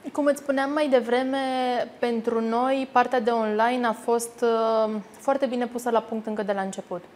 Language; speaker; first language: Romanian; native; Romanian